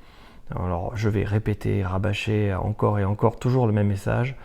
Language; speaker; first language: French; native; French